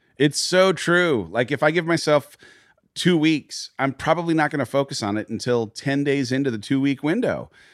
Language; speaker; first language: English; native; English